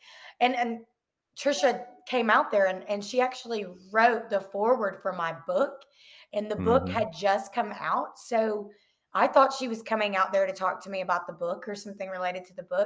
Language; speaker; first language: English; native; English